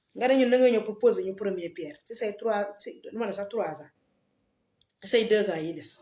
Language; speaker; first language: Wolof; non-native, local second language; Fula